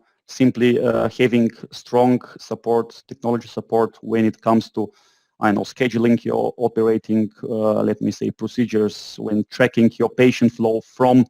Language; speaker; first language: English; non-native, fluent; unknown